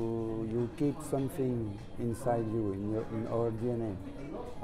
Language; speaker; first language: English; non-native, learner; French